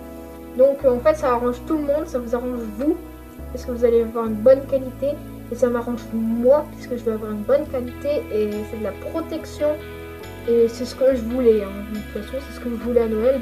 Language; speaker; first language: French; native; French